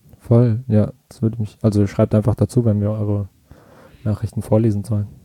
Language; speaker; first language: German; native; German